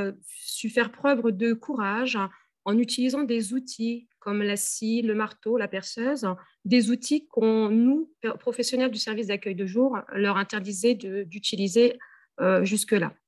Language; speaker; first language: French; native; French